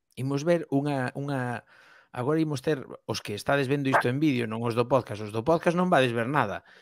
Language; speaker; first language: Galician; native; Galician